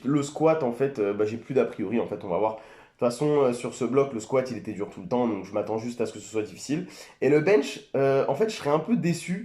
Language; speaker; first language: French; native; French